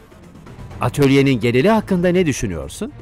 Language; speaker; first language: Turkish; native; Turkish